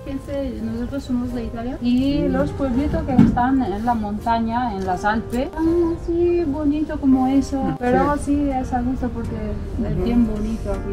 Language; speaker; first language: Spanish; non-native, fluent; Italian